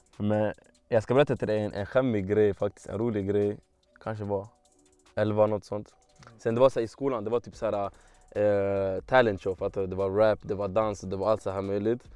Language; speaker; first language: Swedish; early bilingual, heritage; Swedish